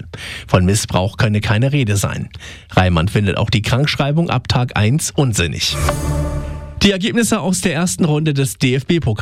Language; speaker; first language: German; native; German